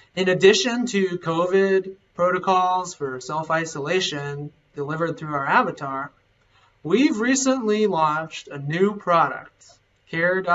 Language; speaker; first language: English; native; English